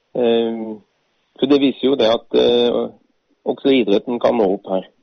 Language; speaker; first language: Norwegian; native; Norwegian